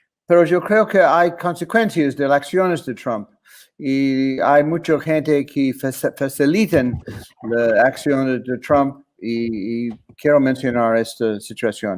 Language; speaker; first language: Spanish; non-native, fluent; English